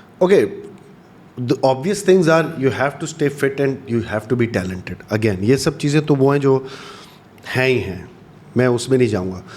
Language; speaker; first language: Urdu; non-native, local second language; Pashto